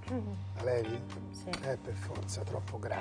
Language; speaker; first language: Italian; native; Italian